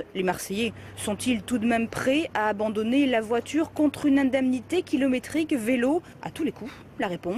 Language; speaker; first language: French; native; French